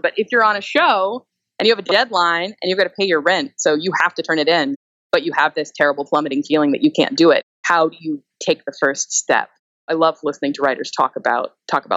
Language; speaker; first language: English; native; English